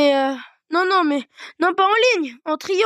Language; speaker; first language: French; native; French